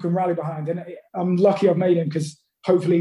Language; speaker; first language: English; native; English